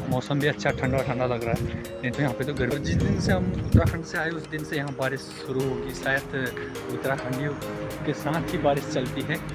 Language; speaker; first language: Hindi; native; Hindi